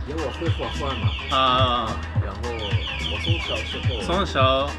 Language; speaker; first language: Chinese; non-native, fluent; Arabic